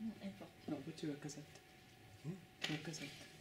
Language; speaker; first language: Italian; native; Italian